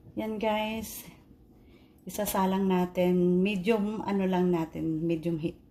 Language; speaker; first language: Filipino; non-native, local second language; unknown